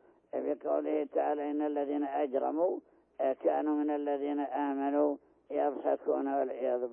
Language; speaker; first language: Arabic; native; Arabic